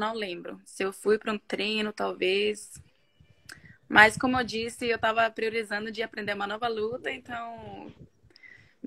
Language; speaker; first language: Portuguese; non-native, fluent; Norwegian